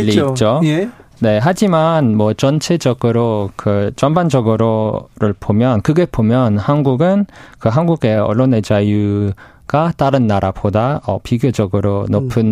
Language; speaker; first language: Korean; non-native, fluent; English